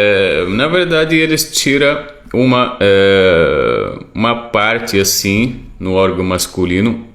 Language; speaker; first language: Portuguese; non-native, fluent; Arabic